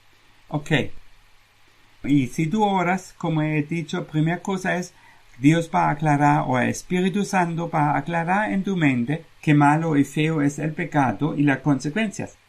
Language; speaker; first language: Spanish; non-native, fluent; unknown